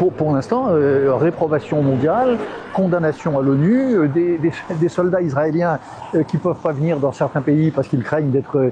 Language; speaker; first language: French; native; French